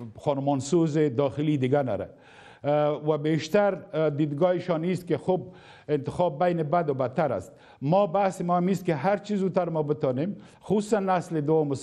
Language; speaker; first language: Persian; non-native, local second language; Pashto